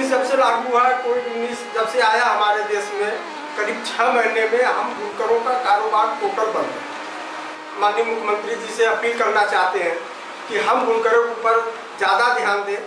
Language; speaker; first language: Hindi; native; Hindi